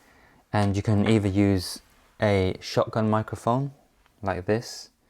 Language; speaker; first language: English; native; English